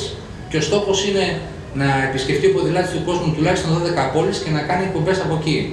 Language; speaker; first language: Greek; native; Greek